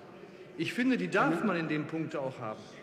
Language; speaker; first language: German; native; German